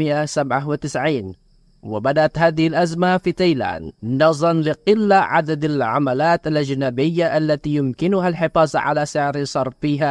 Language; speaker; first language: Arabic; non-native, fluent; Indonesian